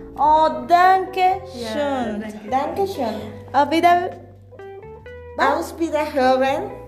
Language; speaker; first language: German; non-native, learner; Spanish